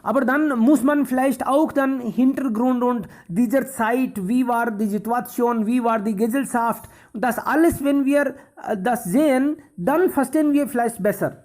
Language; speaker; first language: German; non-native, fluent; Hindi